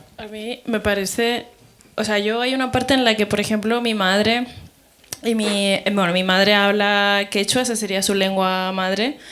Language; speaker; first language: Spanish; native; Spanish